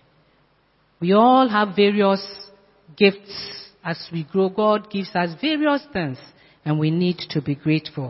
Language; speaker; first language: English; non-native, local second language; Akan